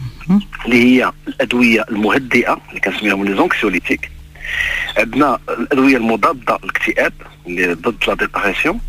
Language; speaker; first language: Arabic; native; Arabic